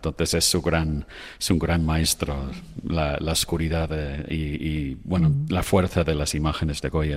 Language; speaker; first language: Spanish; non-native, fluent; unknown